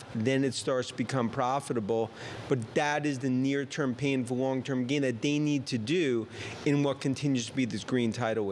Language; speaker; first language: English; native; English